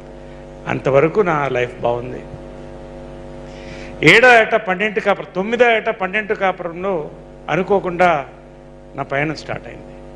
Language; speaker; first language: Telugu; native; Telugu